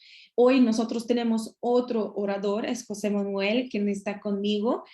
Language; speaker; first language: Spanish; non-native, learner; Russian